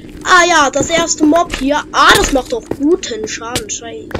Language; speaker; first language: German; native; German